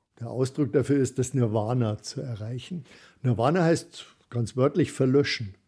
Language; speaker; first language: German; native; German